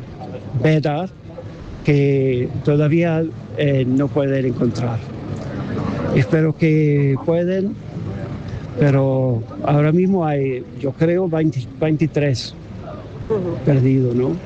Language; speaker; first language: Spanish; non-native, learner; English